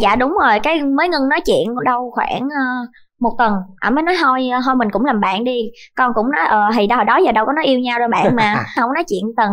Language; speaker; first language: Vietnamese; native; Vietnamese